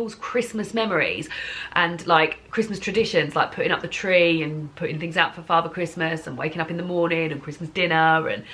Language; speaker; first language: English; native; English